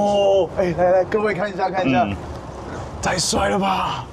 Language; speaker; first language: Chinese; native; Chinese